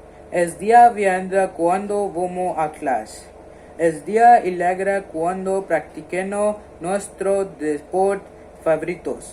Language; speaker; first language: Spanish; non-native, learner; Hindi